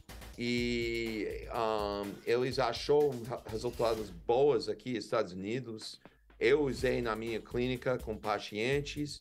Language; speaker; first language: Portuguese; non-native, learner; English